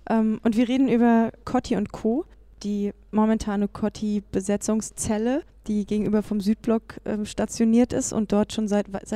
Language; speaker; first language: German; native; German